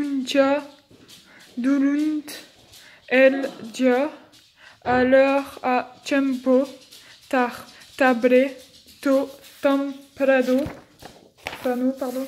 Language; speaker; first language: French; native; French